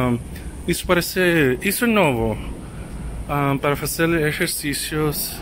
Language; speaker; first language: Portuguese; non-native, learner; English